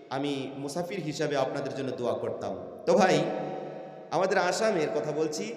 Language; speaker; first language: Bangla; non-native, local second language; Assamese